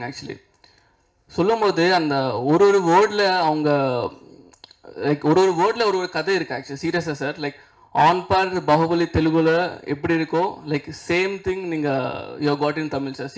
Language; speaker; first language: Tamil; non-native, local second language; Telugu